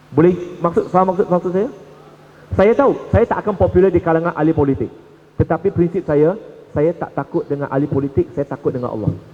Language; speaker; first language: Malay; non-native, local second language; Chinese